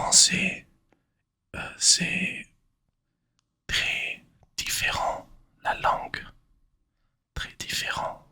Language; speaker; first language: French; non-native, learner; English